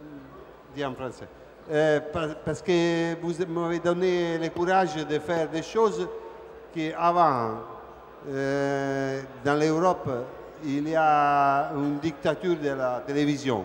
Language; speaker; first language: French; non-native, fluent; Italian